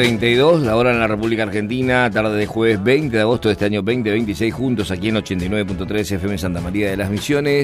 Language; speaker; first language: Spanish; native; Spanish